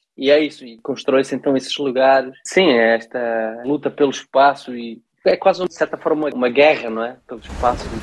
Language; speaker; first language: Portuguese; early bilingual, heritage; Portuguese